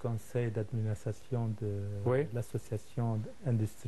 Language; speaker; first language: French; non-native, fluent; Arabic